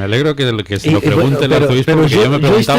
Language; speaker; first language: Spanish; native; Spanish